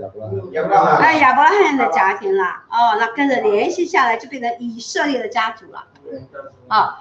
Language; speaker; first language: Chinese; native; Chinese